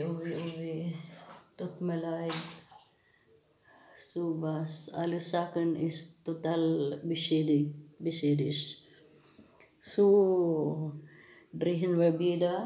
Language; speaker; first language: German; non-native, learner; Filipino